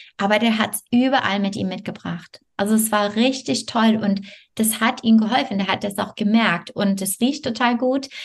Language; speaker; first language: German; non-native, fluent; French